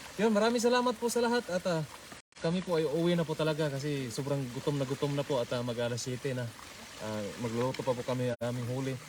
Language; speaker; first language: Filipino; non-native, local second language; Cebuano